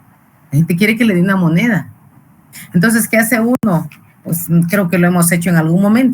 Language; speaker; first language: Spanish; native; Spanish